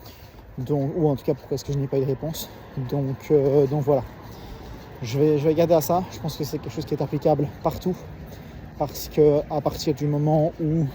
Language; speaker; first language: French; native; French